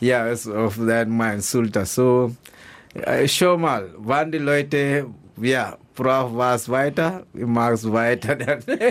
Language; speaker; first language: German; non-native, learner; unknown